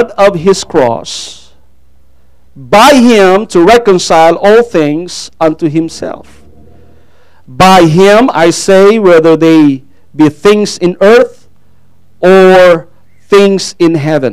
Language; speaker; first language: English; non-native, local second language; Filipino